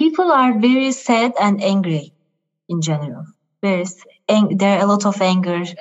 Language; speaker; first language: English; non-native, fluent; Turkish